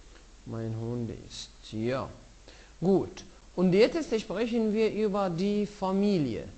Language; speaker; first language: German; non-native, fluent; Arabic